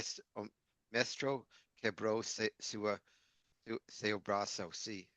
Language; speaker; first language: Portuguese; non-native, learner; English